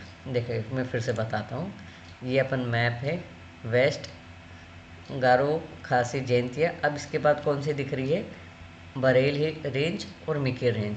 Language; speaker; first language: Hindi; native; Hindi